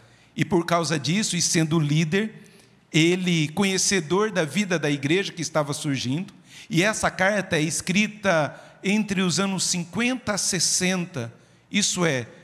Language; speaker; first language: Portuguese; native; Portuguese